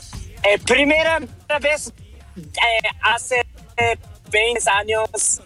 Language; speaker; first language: Spanish; non-native, learner; Japanese